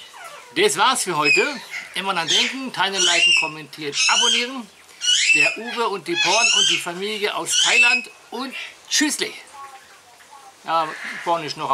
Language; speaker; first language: German; native; German